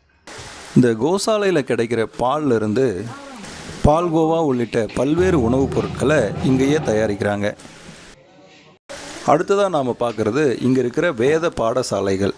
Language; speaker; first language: Tamil; native; Tamil